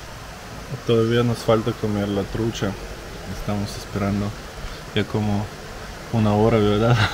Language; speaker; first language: Spanish; non-native, fluent; Russian